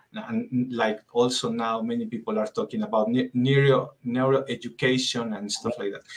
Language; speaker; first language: English; non-native, fluent; Spanish